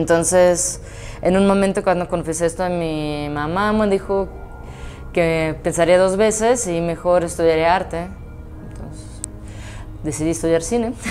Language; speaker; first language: Spanish; non-native, fluent; Russian